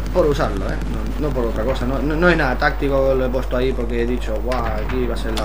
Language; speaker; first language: Spanish; native; Spanish